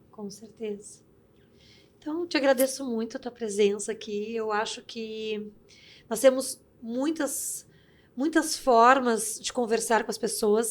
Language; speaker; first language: Portuguese; native; Portuguese